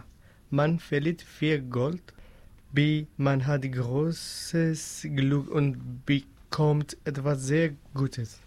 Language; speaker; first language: German; non-native, learner; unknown